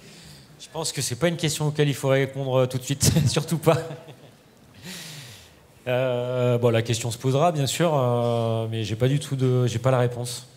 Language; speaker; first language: French; native; French